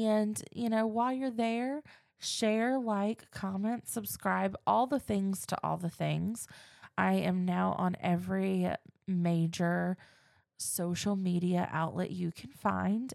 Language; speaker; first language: English; native; English